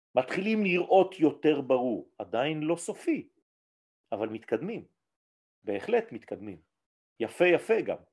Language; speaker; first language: Hebrew; non-native, fluent; French